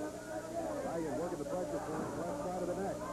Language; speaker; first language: English; native; English